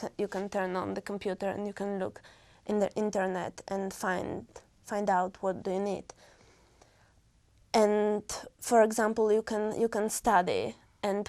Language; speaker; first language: English; non-native, learner; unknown